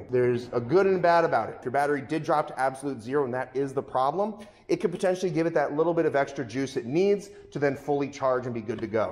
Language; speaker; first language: English; native; English